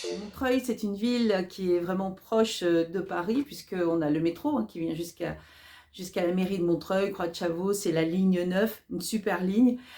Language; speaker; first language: French; native; French